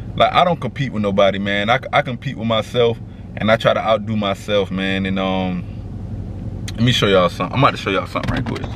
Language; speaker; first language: English; native; English